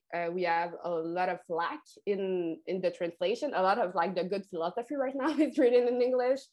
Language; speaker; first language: English; non-native, fluent; French